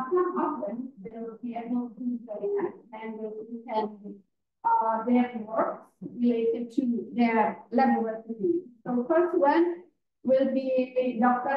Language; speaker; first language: English; non-native, fluent; Indonesian